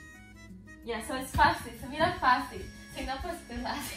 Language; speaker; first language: Spanish; early bilingual, heritage; Spanish